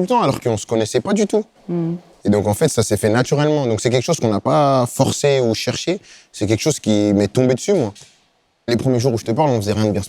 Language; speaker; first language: French; native; French